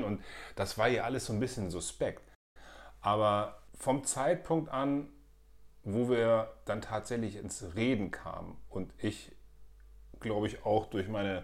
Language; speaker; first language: German; native; German